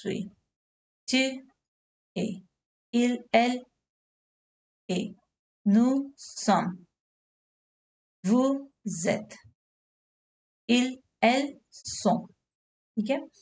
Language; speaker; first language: French; non-native, learner; Urdu